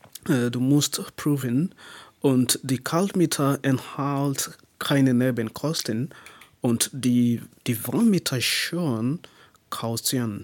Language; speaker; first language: German; non-native, learner; English